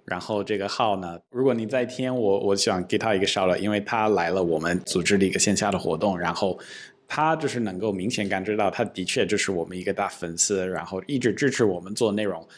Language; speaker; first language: Chinese; non-native, fluent; English